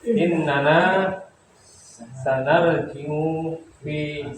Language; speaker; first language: Arabic; non-native, learner; Indonesian